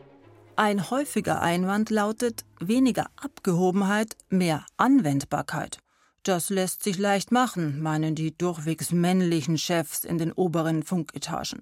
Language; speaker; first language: German; native; German